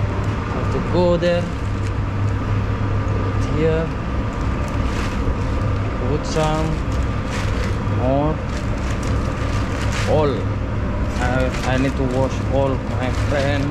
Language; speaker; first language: English; non-native, learner; Indonesian